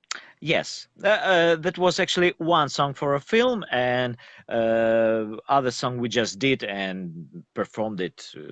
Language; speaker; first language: English; non-native, learner; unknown